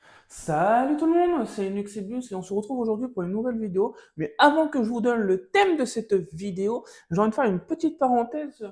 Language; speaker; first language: French; native; French